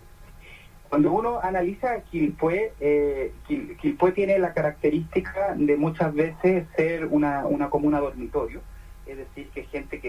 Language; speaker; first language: Spanish; native; Spanish